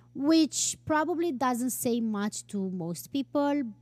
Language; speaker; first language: English; non-native, fluent; Romanian